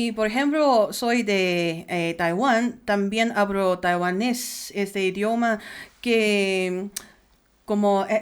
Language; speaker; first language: Spanish; non-native, learner; Chinese